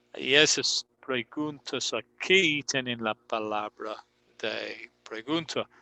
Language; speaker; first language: Spanish; non-native, fluent; English